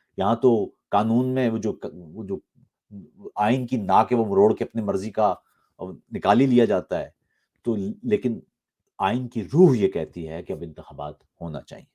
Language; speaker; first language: Urdu; native; Urdu